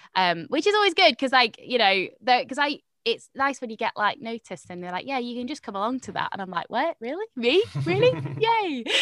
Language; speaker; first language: English; native; English